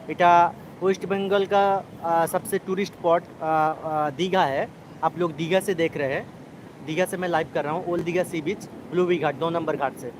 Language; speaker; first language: Hindi; non-native, local second language; Bangla